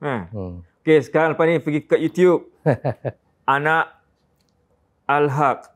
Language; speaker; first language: Malay; native; Malay